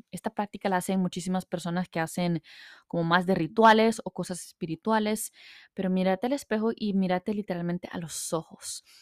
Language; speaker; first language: Spanish; early bilingual, heritage; Spanish